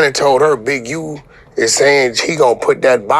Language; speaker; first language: English; native; English